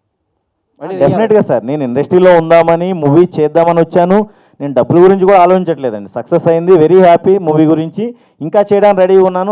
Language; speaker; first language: Telugu; native; Telugu